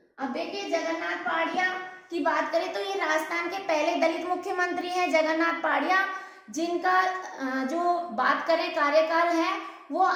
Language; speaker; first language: Hindi; native; Hindi